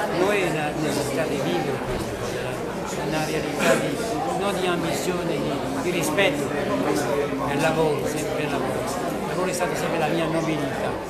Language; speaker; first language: Italian; early bilingual, heritage; Italian